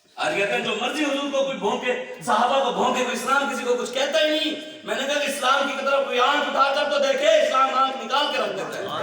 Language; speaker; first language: Urdu; non-native, local second language; Punjabi